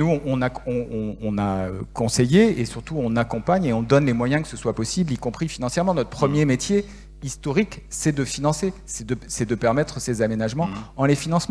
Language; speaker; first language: French; native; French